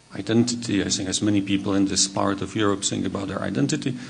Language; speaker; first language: English; non-native, fluent; Czech